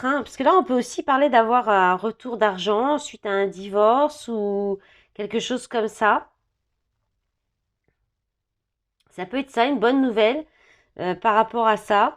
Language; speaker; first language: French; native; French